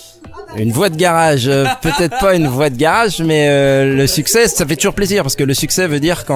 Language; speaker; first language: French; native; French